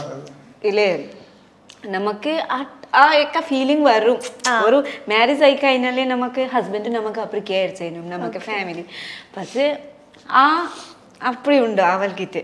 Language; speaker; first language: Malayalam; non-native, learner; Nepali